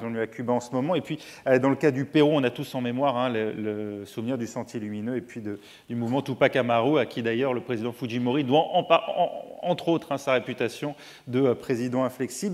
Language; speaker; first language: French; native; French